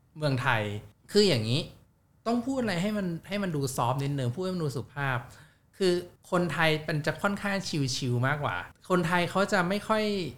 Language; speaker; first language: Thai; native; Thai